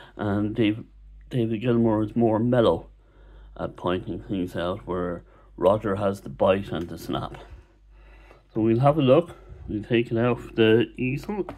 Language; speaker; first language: English; native; English